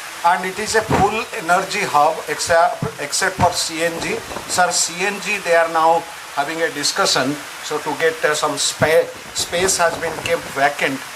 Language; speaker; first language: English; non-native, local second language; Malayalam